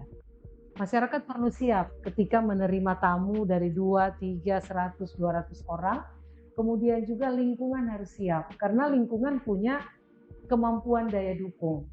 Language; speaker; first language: Indonesian; native; Indonesian